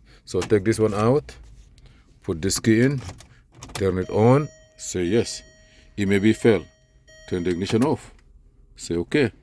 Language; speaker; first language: English; non-native, fluent; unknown